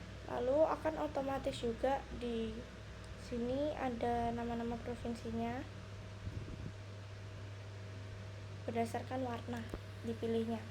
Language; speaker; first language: Indonesian; native; Indonesian